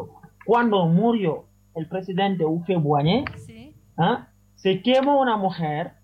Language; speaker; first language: Spanish; non-native, fluent; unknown